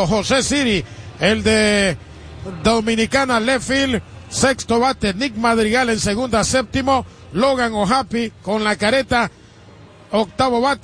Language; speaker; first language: Spanish; native; Spanish